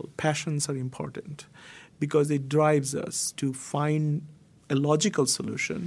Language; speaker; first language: English; non-native, local second language; Bangla